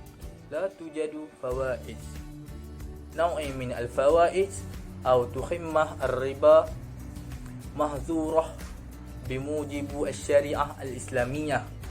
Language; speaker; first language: Arabic; non-native, learner; Malay